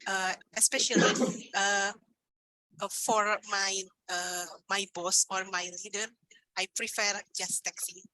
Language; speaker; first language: English; non-native, learner; Indonesian